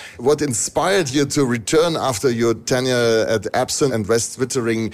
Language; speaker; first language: English; non-native, fluent; German